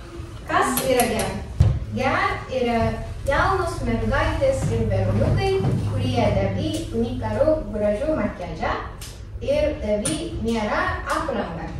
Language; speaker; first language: Lithuanian; non-native, learner; Japanese